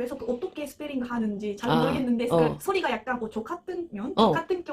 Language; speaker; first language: Korean; non-native, learner; Japanese